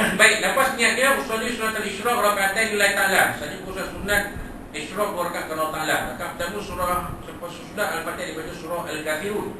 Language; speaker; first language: Malay; native; Malay